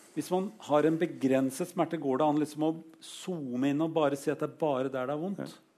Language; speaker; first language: Norwegian; native; Norwegian